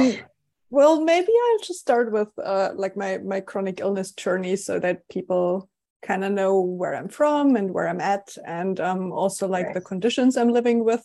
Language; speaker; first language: English; non-native, fluent; German